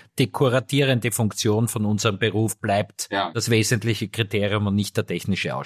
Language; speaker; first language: German; native; German